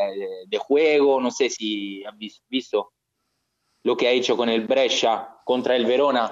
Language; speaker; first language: Spanish; non-native, learner; Italian